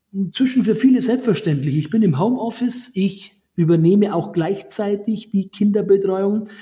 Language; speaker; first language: German; native; German